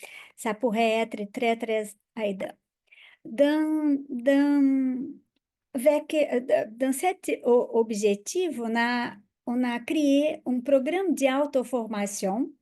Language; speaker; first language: French; non-native, fluent; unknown